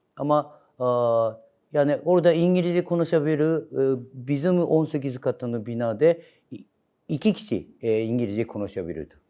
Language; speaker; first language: Turkish; non-native, learner; Japanese